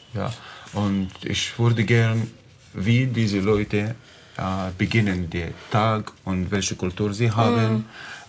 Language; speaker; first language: German; non-native, learner; Arabic